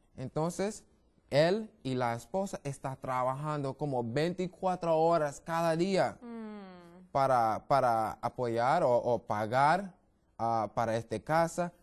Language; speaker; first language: Spanish; non-native, learner; English